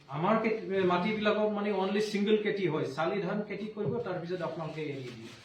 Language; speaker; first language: Assamese; non-native, local second language; Bangla